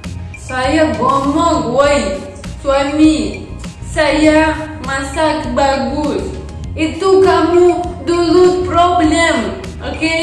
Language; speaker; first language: Indonesian; non-native, learner; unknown